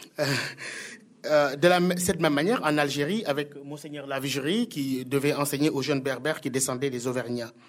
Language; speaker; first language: French; non-native, local second language; Wolof